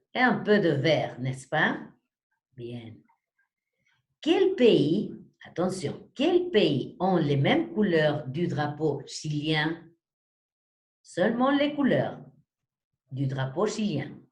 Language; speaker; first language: French; non-native, fluent; Spanish